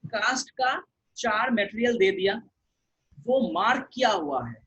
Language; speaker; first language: Hindi; non-native, local second language; Bangla